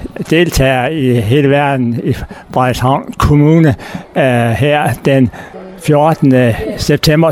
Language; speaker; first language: Danish; native; Danish